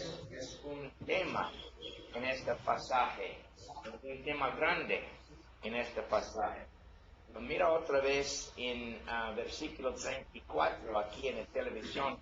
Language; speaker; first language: Spanish; non-native, learner; English